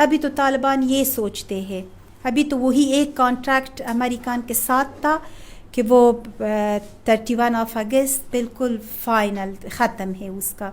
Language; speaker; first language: Hindi; non-native, fluent; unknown